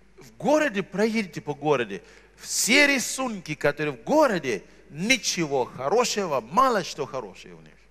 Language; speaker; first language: Russian; non-native, fluent; Shona